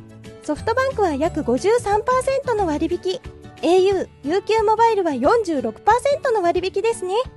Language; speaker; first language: Japanese; native; Japanese